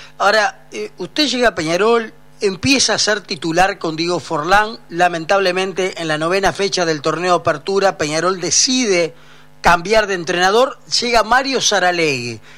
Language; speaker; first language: Spanish; native; Spanish